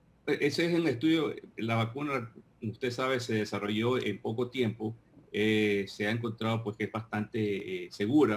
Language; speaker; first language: Spanish; native; Spanish